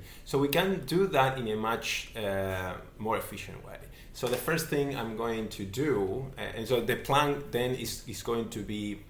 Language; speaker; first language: English; non-native, fluent; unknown